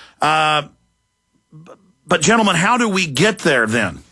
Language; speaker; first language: English; native; English